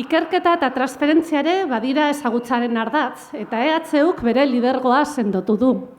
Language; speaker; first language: Basque; native; Basque